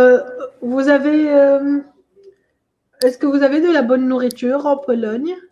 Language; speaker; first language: French; non-native, local second language; Arabic